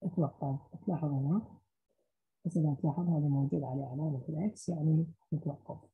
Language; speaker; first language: Arabic; native; Arabic